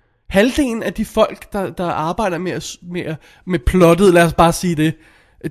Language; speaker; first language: Danish; native; Danish